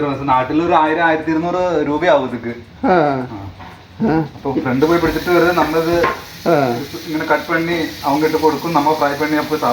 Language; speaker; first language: Tamil; non-native, learner; Malayalam